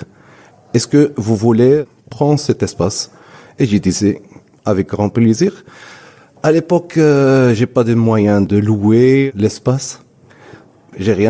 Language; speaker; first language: French; non-native, local second language; Arabic